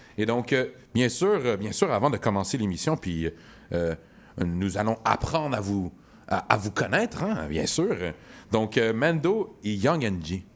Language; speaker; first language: French; native; French